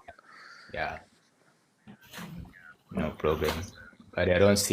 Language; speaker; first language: English; non-native, learner; Swahili